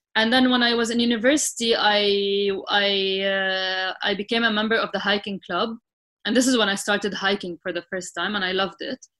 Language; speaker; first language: English; non-native, fluent; Arabic